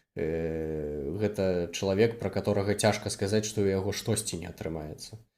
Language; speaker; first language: Belarusian; non-native, local second language; Russian